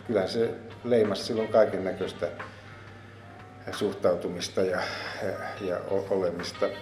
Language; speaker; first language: Finnish; native; Finnish